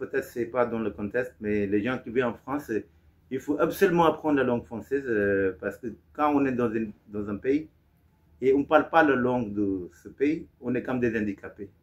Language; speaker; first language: French; non-native, fluent; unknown